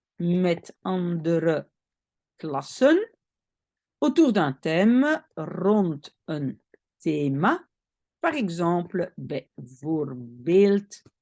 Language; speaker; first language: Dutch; non-native, fluent; French